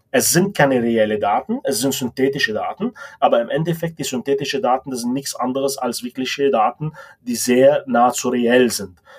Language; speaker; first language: German; non-native, fluent; Arabic